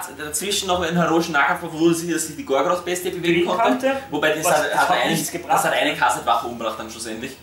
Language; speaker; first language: German; native; German